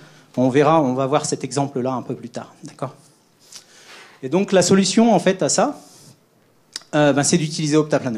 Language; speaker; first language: French; native; French